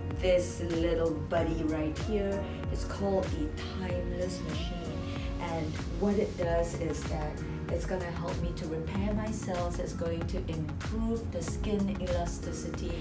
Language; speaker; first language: English; native; English